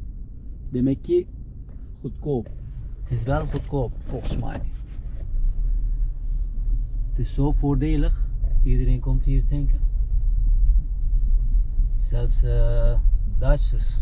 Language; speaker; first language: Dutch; non-native, fluent; Turkish